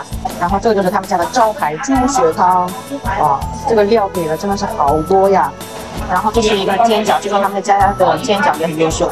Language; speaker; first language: Chinese; native; Chinese